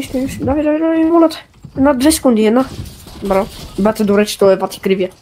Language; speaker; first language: Bulgarian; native; Bulgarian